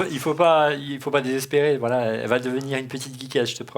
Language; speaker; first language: French; native; French